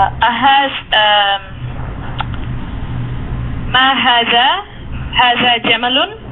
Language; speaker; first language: Arabic; non-native, learner; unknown